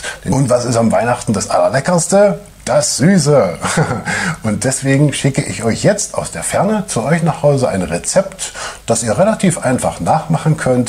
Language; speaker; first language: German; native; German